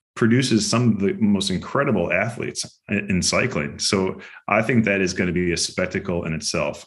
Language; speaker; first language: English; native; English